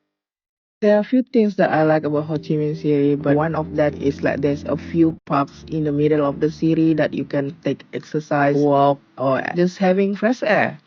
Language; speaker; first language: English; non-native, learner; Indonesian